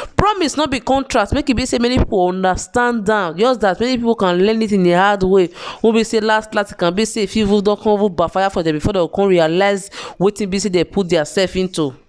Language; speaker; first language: Nigerian Pidgin; native; Nigerian Pidgin